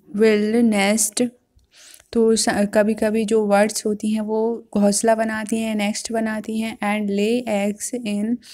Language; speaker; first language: Hindi; native; Hindi